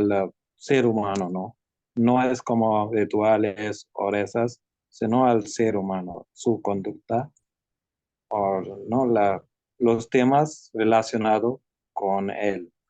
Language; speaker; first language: Spanish; non-native, learner; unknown